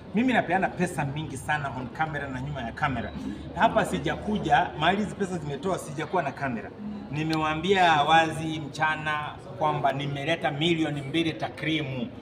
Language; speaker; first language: Swahili; native; Swahili